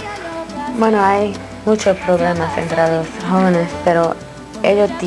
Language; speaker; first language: Spanish; early bilingual, heritage; Spanish